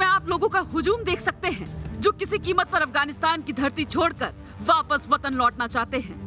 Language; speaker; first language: Hindi; native; Hindi